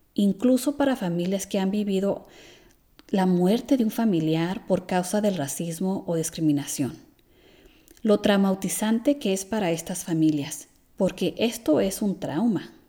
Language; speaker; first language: Spanish; early bilingual, heritage; Spanish